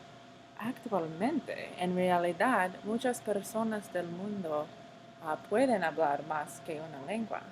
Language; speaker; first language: Spanish; non-native, learner; English